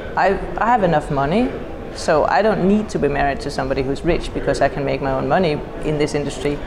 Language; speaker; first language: English; non-native, fluent; Danish